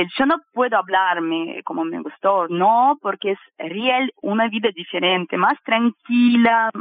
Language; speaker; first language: Spanish; non-native, learner; Russian